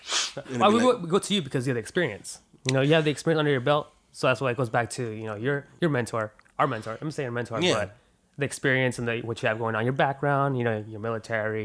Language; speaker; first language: English; native; English